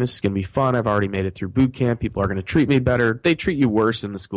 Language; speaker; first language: English; native; English